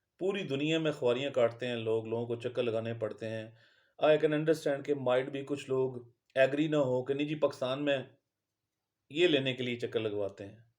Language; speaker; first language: Urdu; non-native, local second language; Punjabi